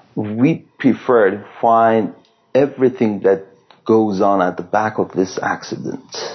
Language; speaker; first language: English; non-native, fluent; Persian